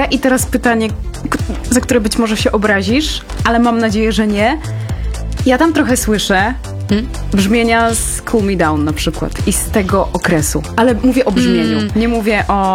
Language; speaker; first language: Polish; native; Polish